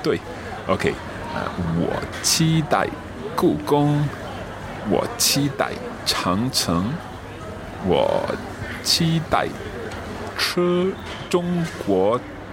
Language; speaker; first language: Chinese; non-native, learner; English